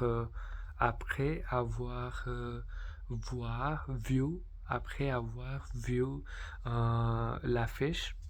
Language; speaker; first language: French; non-native, learner; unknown